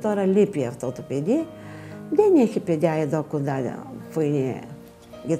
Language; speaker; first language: Greek; non-native, learner; Bulgarian